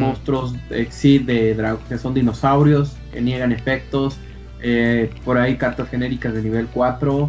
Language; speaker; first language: Spanish; native; Spanish